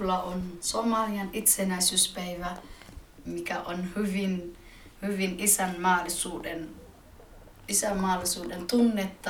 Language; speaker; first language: Finnish; early bilingual, other home language; Somali